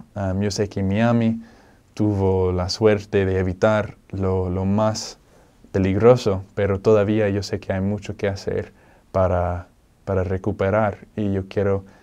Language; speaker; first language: Spanish; non-native, fluent; English